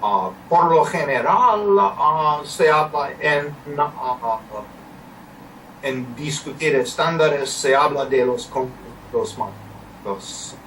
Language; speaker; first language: Spanish; non-native, learner; English